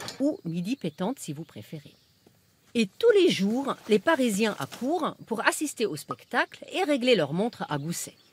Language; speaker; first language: French; non-native, fluent; German